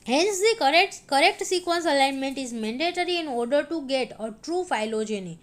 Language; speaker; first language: English; non-native, local second language; Gujarati